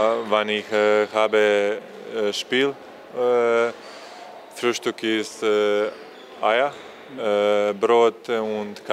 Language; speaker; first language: German; non-native, learner; Croatian